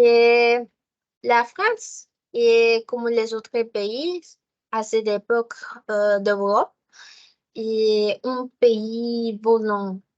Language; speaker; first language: French; non-native, learner; Spanish